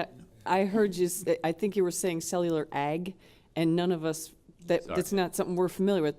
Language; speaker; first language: English; native; English